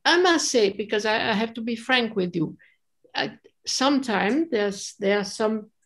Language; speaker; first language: English; non-native, fluent; French